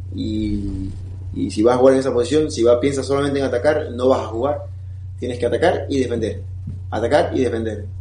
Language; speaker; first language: Spanish; native; Spanish